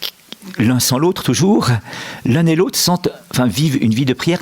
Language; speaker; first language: French; native; French